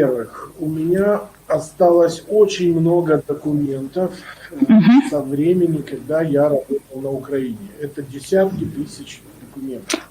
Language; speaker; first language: Russian; native; Russian